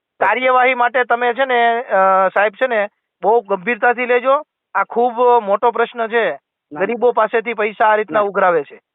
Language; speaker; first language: Gujarati; native; Gujarati